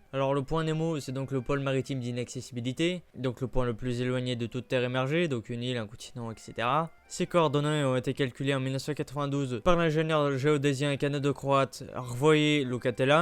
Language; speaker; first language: French; native; French